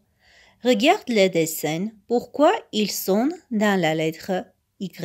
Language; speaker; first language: French; non-native, fluent; Armenian